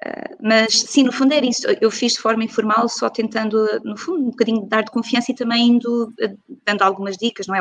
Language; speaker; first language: Portuguese; native; Portuguese